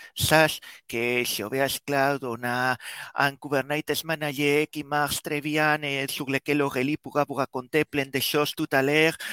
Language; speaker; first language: French; non-native, fluent; Spanish